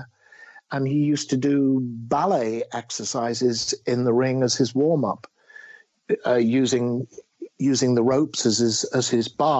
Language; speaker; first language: English; native; English